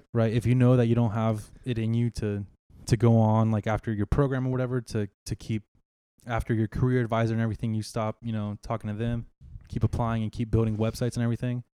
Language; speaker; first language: English; native; English